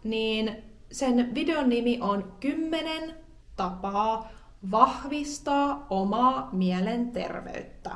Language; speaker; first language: Finnish; native; Finnish